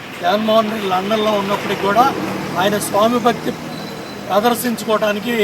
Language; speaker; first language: Telugu; native; Telugu